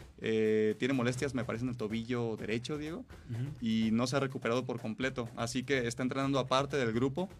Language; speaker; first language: Spanish; native; Spanish